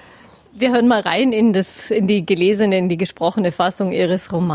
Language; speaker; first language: German; native; German